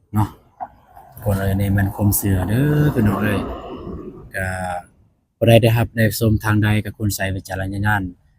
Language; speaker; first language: Lao; non-native, local second language; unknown